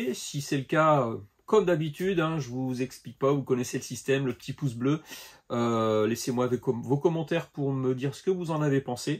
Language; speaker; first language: French; native; French